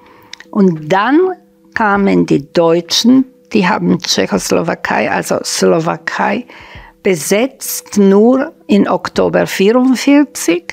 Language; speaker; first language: German; non-native, fluent; Slovak